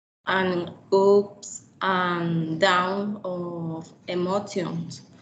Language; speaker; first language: English; non-native, learner; Spanish